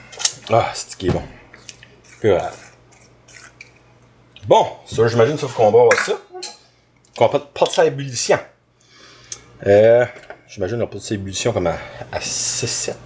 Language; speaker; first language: French; native; French